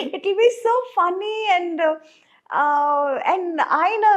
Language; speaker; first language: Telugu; non-native, local second language; Tamil